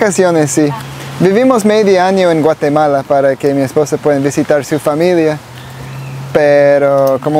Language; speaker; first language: Spanish; non-native, learner; English